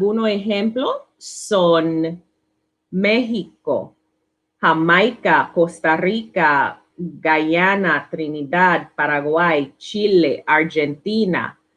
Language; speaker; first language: Spanish; non-native, learner; English